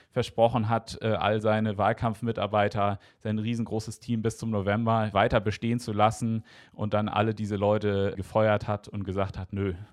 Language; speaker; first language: German; native; German